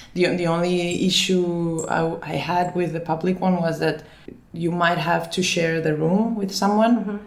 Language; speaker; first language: English; early bilingual, other home language; Finnish